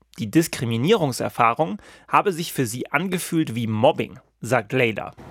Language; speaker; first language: German; native; German